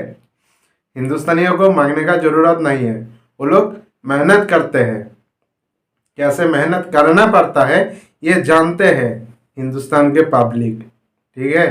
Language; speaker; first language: Hindi; non-native, local second language; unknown